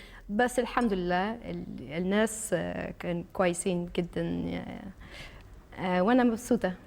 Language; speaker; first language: Arabic; early bilingual, heritage; Arabic